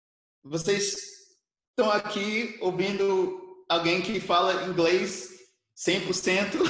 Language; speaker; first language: Portuguese; early bilingual, other home language; English